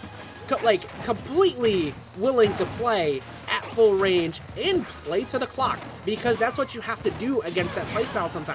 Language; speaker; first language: English; native; English